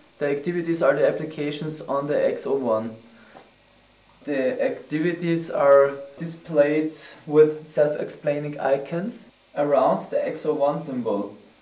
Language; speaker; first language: English; non-native, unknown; German